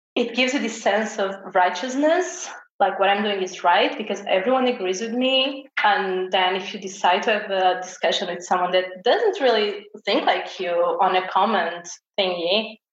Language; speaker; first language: English; non-native, fluent; Portuguese